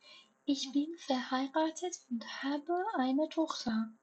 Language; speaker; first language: German; non-native, fluent; Persian